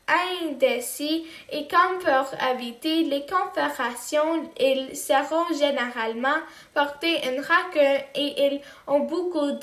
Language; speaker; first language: French; non-native, learner; English